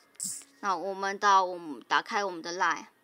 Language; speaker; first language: Chinese; native; Chinese